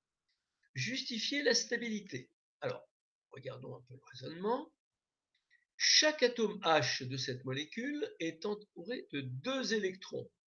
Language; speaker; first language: French; native; French